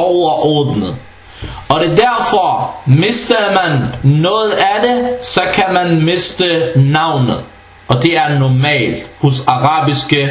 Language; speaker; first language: Danish; early bilingual, other home language; Arabic